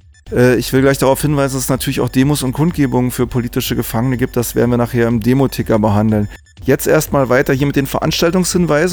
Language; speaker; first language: German; native; German